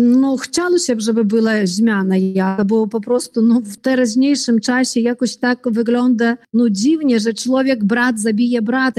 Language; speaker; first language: Polish; early bilingual, heritage; Polish